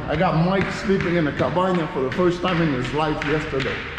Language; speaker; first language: English; non-native, local second language; French